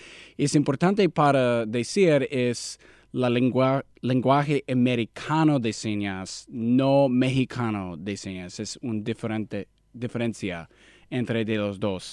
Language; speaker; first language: Spanish; non-native, learner; English